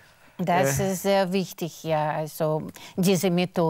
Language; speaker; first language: German; non-native, fluent; Russian